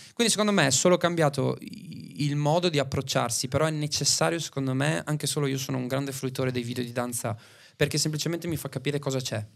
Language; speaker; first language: Italian; native; Italian